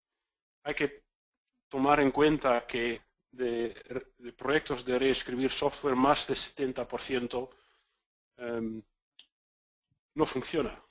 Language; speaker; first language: Spanish; non-native, fluent; Dutch